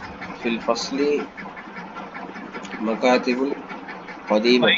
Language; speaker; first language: Arabic; non-native, learner; Tamil